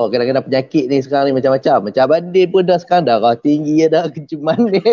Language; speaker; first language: Malay; native; Malay